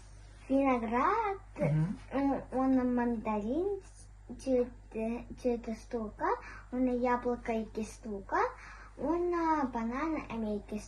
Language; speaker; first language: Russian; non-native, local second language; Yakut